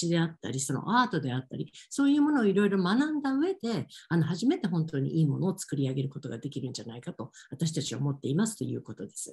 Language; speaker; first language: Japanese; native; Japanese